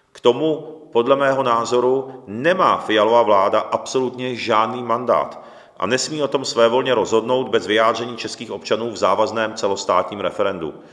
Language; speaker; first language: Czech; non-native, local second language; Japanese